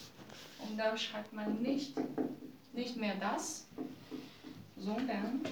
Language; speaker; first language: German; non-native, learner; Chinese